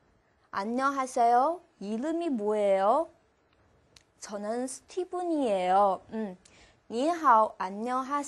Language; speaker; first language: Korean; non-native, fluent; Chinese